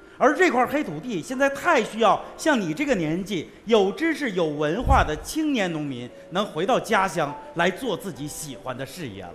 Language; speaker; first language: Chinese; native; Chinese